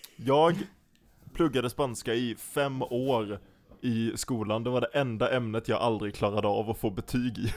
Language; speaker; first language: Swedish; native; Swedish